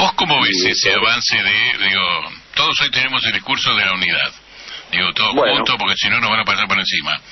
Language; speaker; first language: Spanish; native; Spanish